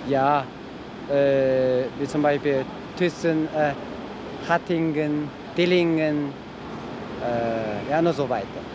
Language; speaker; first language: German; non-native, learner; Chinese